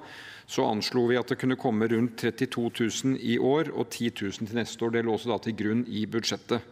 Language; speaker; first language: Norwegian; native; Norwegian